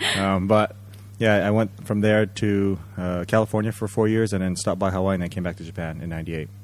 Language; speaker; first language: English; early bilingual, other home language; Japanese